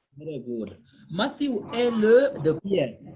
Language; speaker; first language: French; non-native, fluent; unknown